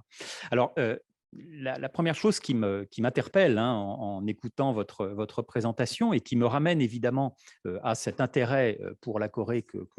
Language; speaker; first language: French; native; French